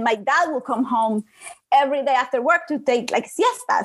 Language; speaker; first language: English; non-native, fluent; Spanish